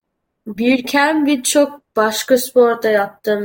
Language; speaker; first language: Turkish; early bilingual, heritage; Turkish